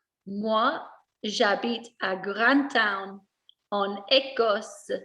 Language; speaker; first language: French; non-native, fluent; English